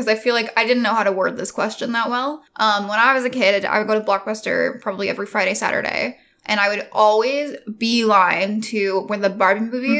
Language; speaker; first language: English; native; English